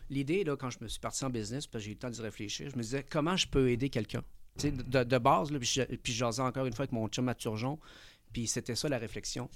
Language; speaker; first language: French; early bilingual, other home language; Spanish